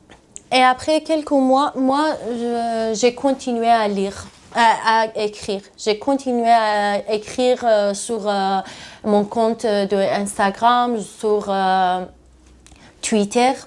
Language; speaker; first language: French; non-native, learner; Persian